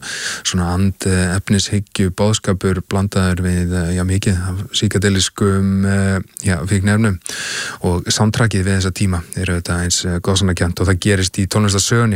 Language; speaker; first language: Icelandic; native; Icelandic